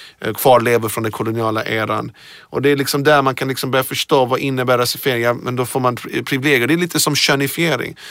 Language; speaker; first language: Swedish; early bilingual, other home language; Persian